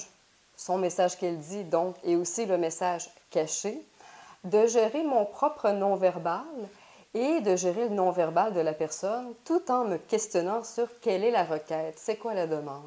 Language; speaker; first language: French; native; French